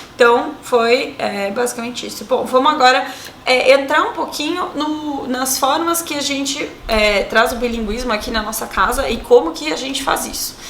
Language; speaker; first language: Portuguese; native; Portuguese